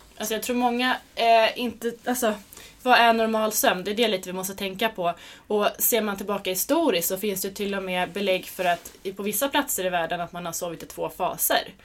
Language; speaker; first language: Swedish; native; Swedish